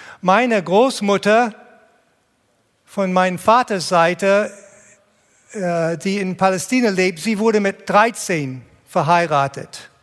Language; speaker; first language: German; non-native, fluent; English